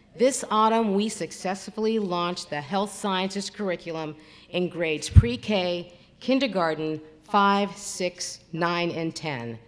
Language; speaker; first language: English; native; English